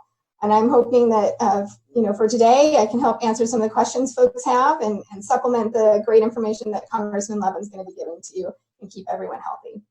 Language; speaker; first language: English; native; English